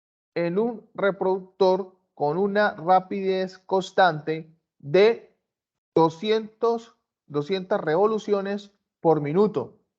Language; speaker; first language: Spanish; native; Spanish